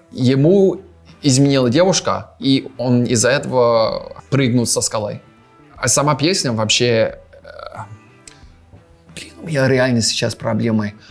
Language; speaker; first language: Russian; native; Russian